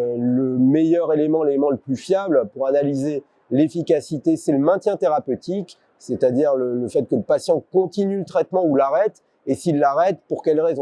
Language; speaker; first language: French; native; French